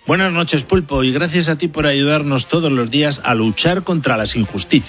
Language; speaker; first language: Spanish; native; Spanish